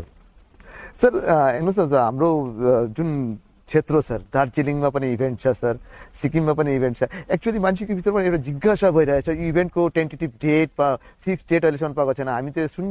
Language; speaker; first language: Nepali; native; Nepali